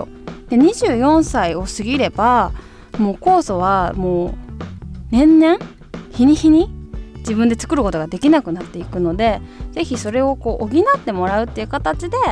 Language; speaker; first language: Japanese; native; Japanese